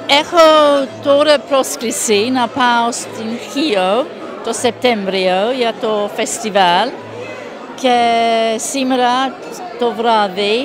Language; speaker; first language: Greek; non-native, learner; English